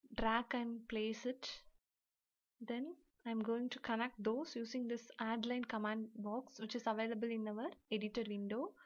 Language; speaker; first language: English; non-native, local second language; Tamil